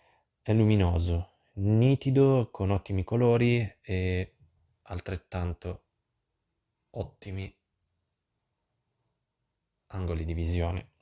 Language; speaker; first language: Italian; native; Italian